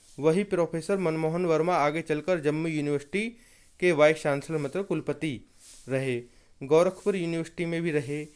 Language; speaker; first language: Hindi; native; Hindi